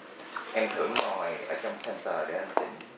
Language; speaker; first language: Vietnamese; early bilingual, heritage; Vietnamese